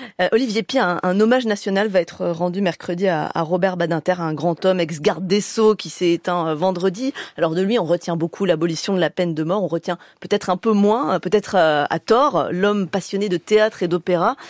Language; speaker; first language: French; native; French